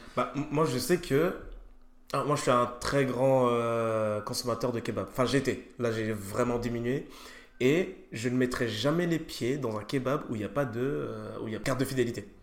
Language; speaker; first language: French; early bilingual, other home language; Ewe